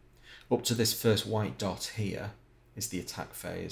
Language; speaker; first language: English; native; English